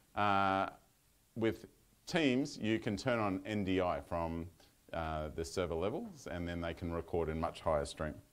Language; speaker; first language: English; native; English